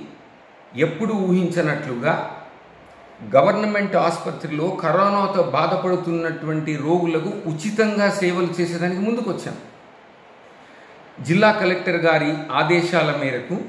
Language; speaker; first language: Telugu; native; Telugu